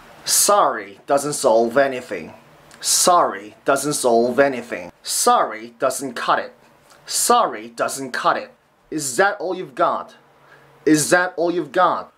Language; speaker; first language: English; non-native, fluent; Korean